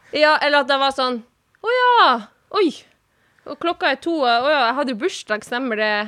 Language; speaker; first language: Norwegian; non-native, local second language; Northern Sami